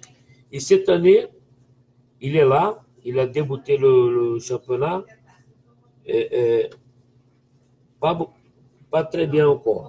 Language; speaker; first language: French; non-native, fluent; Portuguese